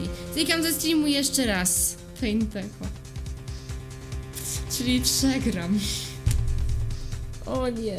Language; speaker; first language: Polish; native; Polish